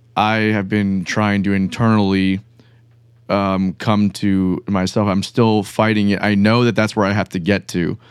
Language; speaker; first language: English; early bilingual, other home language; Spanish